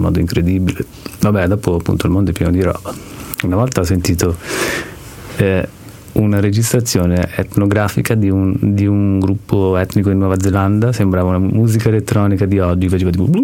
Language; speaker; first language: Italian; native; Italian